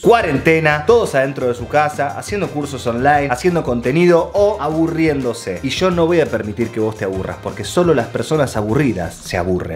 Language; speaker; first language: Spanish; native; Spanish